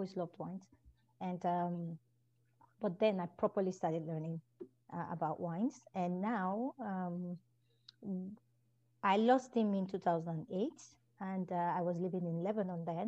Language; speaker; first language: English; non-native, local second language; Igbo